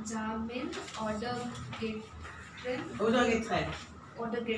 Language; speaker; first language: German; non-native, learner; Marathi